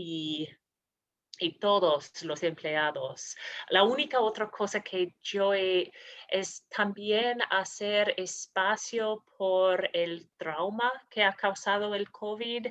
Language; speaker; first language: Spanish; non-native, fluent; English